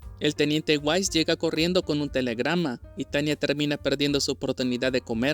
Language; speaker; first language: Spanish; native; Spanish